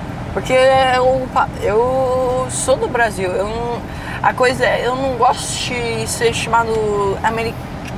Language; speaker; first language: Portuguese; early bilingual, heritage; Portuguese